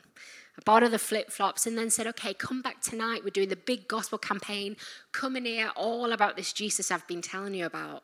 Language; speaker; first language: English; native; English